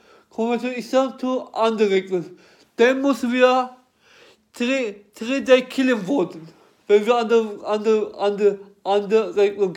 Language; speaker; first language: German; non-native, learner; Turkish